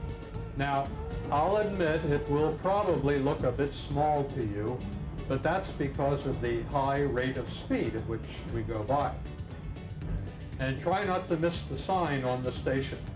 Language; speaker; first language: English; native; English